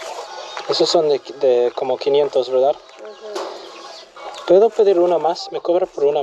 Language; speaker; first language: Spanish; non-native, fluent; English